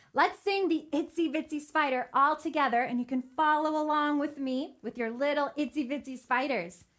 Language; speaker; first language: English; native; English